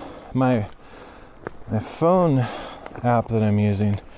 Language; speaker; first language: English; native; English